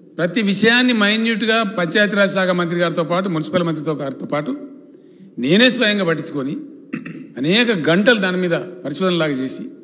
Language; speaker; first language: Telugu; native; Telugu